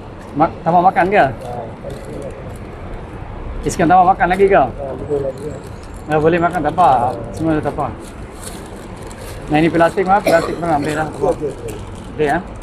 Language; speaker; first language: Indonesian; non-native, learner; Bangla